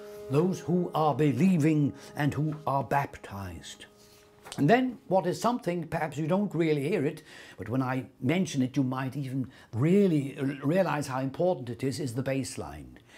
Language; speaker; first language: English; non-native, fluent; Swiss German